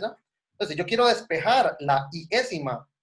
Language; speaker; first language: Spanish; native; Spanish